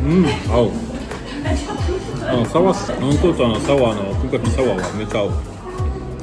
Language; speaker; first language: Japanese; non-native, fluent; French